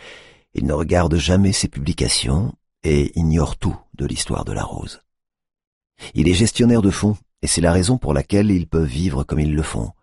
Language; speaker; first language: French; native; French